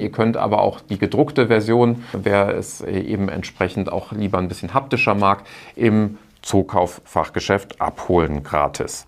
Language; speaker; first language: German; native; German